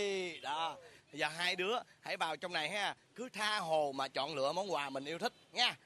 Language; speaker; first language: Vietnamese; native; Vietnamese